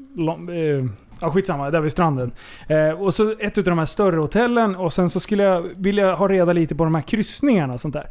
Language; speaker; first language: Swedish; native; Swedish